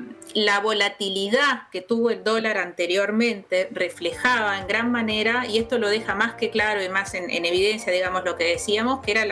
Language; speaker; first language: Spanish; native; Spanish